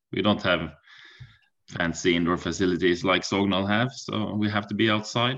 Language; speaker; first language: English; non-native, fluent; Norwegian